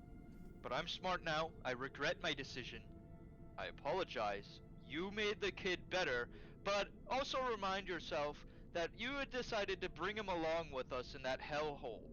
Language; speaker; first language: English; native; English